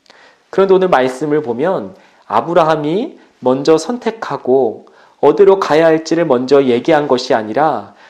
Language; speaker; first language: Korean; native; Korean